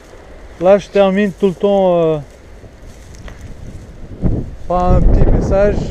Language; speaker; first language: French; non-native, fluent; Portuguese